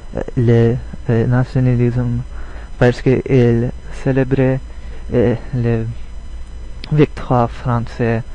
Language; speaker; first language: French; non-native, learner; English